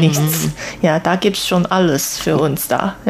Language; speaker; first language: German; non-native, learner; Chinese